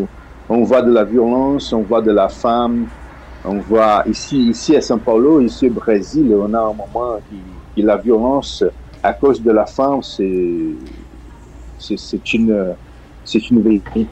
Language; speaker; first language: French; non-native, fluent; Portuguese